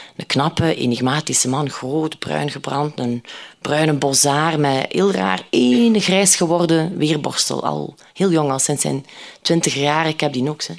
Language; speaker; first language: Dutch; native; Dutch